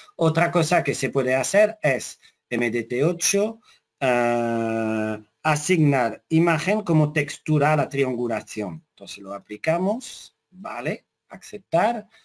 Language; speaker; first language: Spanish; non-native, fluent; French